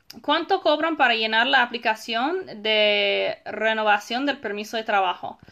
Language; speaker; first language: Spanish; non-native, fluent; English